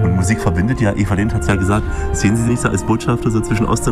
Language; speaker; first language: German; native; German